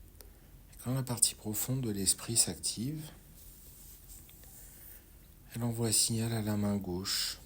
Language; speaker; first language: French; native; French